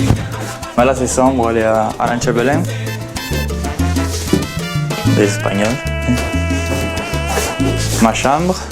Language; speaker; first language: French; non-native, fluent; Italian